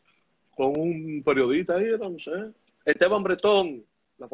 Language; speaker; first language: Spanish; native; Spanish